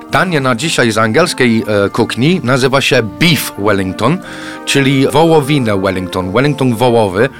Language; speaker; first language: Polish; non-native, fluent; English